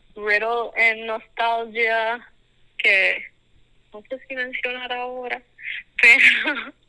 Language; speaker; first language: Spanish; native; Spanish